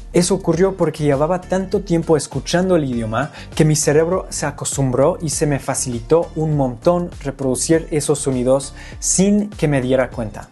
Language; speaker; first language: Spanish; non-native, fluent; English